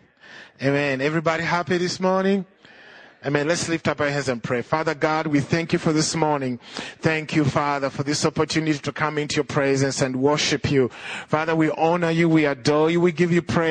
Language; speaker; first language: English; non-native, local second language; Ganda